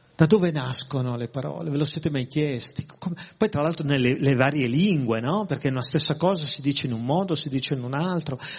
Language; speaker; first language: Italian; native; Italian